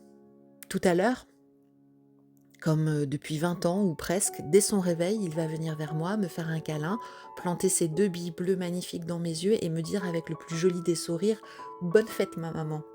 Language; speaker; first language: French; native; French